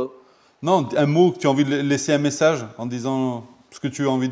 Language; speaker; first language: French; native; French